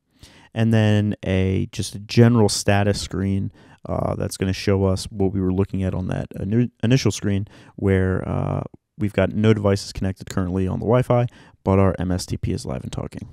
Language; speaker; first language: English; native; English